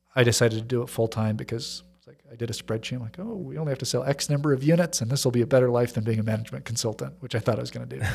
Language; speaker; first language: English; native; English